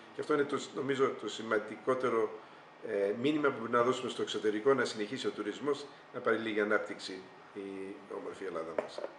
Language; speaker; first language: Greek; early bilingual, heritage; Greek